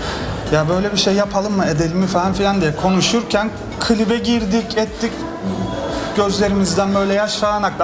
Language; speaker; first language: Turkish; native; Turkish